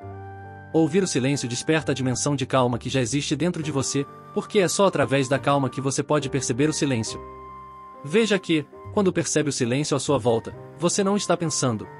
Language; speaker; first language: Portuguese; native; Portuguese